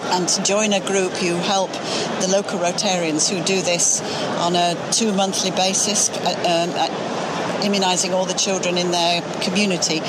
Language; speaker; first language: English; native; English